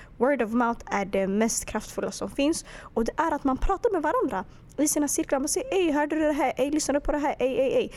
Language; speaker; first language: Swedish; early bilingual, other home language; Arabic